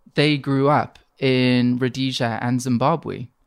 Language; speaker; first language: English; native; English